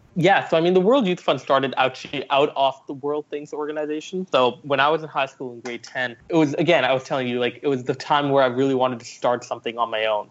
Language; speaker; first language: English; early bilingual, other home language; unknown